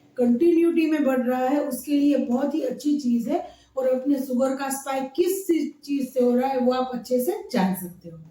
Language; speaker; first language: Hindi; non-native, local second language; Gujarati